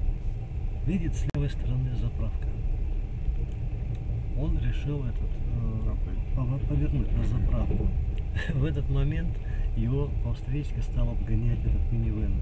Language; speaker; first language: Russian; native; Russian